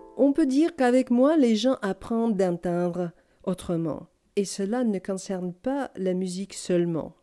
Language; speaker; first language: French; non-native, fluent; Russian